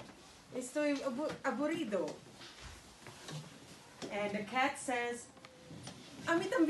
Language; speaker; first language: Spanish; non-native, learner; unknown